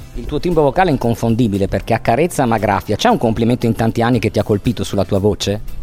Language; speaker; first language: Italian; native; Italian